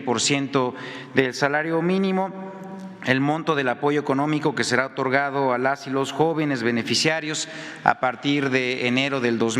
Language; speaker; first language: Spanish; native; Spanish